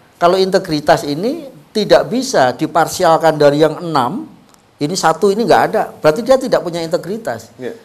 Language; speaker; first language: Indonesian; non-native, local second language; Javanese